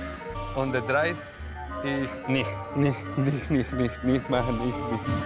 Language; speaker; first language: German; non-native, learner; Spanish